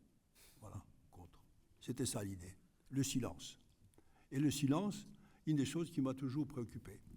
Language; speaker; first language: French; non-native, fluent; Greek